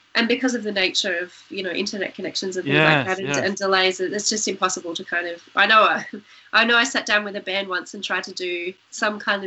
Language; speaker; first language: English; native; English